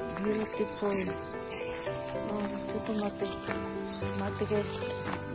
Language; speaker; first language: Filipino; non-native, local second language; Cebuano